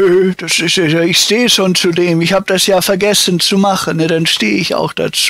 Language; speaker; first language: German; native; German